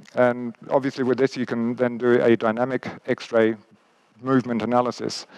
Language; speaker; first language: English; native; English